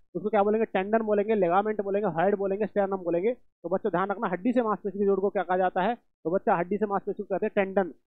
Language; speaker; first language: Hindi; native; Hindi